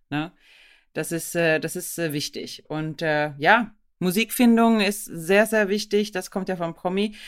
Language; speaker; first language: German; non-native, fluent; Swedish